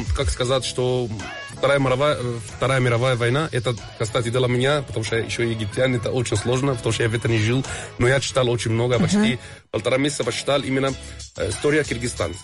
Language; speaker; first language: Russian; non-native, fluent; Arabic